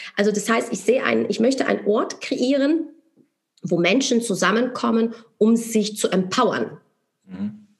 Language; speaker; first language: German; non-native, fluent; Polish